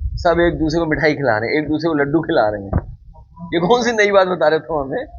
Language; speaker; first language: Hindi; native; Hindi